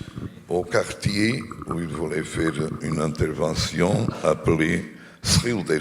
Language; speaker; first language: French; non-native, fluent; Portuguese